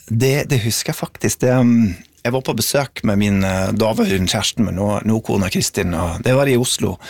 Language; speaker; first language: Norwegian; non-native, fluent; English